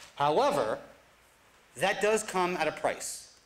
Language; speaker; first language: English; native; English